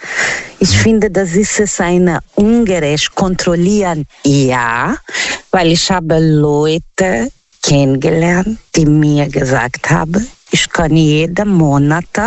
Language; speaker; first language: German; non-native, learner; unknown